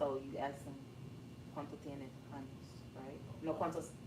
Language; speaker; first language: Spanish; non-native, learner; English